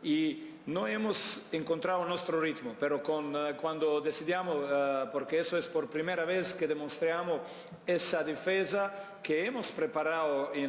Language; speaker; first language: Spanish; non-native, fluent; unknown